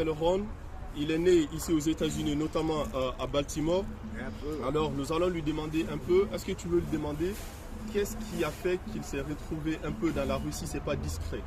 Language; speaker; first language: French; native; French